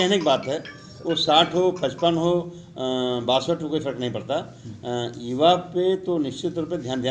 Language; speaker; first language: Hindi; native; Hindi